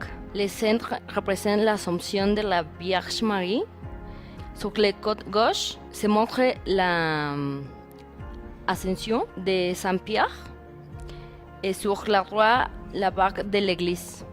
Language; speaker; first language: French; non-native, learner; Spanish